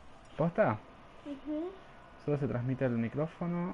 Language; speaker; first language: Spanish; native; Spanish